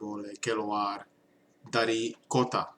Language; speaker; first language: Indonesian; non-native, learner; English